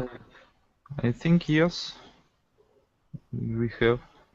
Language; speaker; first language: English; non-native, learner; Russian